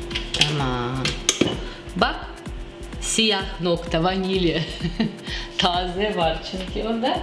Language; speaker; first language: Turkish; non-native, learner; Russian